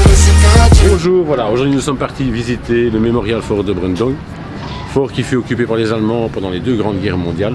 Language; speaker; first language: French; native; French